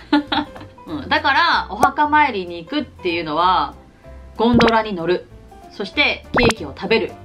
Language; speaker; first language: Japanese; non-native, fluent; Cantonese